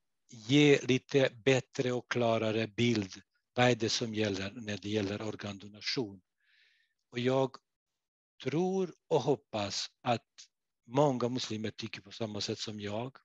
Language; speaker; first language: Swedish; non-native, fluent; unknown